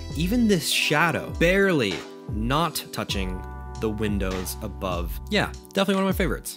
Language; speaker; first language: English; native; English